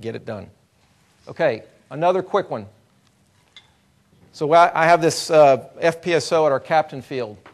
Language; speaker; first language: English; native; English